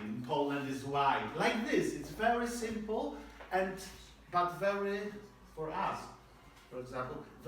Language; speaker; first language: English; non-native, learner; Polish